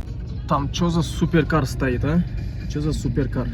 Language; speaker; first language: Russian; non-native, local second language; Kyrgyz